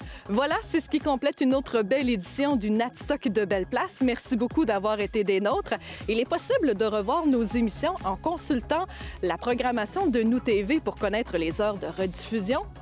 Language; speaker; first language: French; native; French